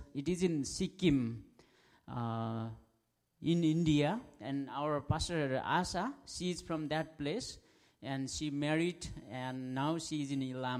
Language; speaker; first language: English; non-native, local second language; Nepali